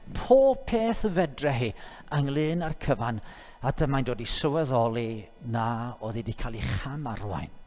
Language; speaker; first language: Welsh; native; Welsh